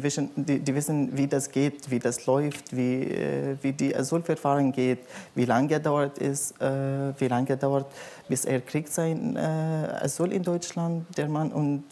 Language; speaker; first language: German; non-native, learner; Arabic